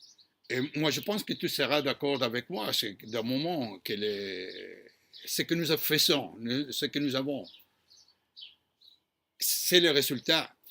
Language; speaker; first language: French; non-native, fluent; Hebrew